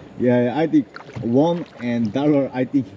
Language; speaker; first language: English; non-native, learner; Turkish